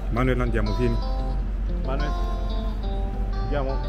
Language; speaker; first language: Italian; non-native, learner; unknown